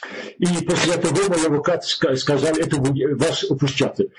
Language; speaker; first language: Russian; non-native, learner; French